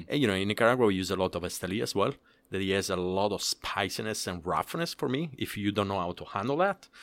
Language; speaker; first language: English; non-native, fluent; Italian